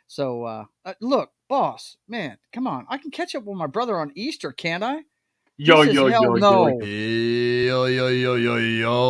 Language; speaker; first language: English; native; English